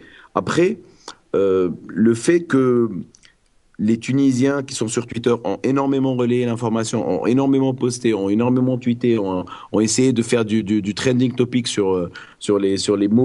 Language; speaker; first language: French; non-native, local second language; Arabic